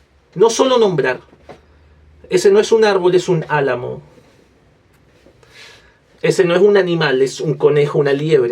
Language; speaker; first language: Spanish; native; Spanish